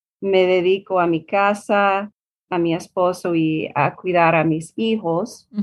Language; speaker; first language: Spanish; non-native, learner; English